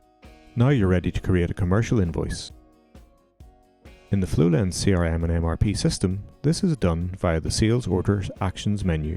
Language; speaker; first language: English; native; English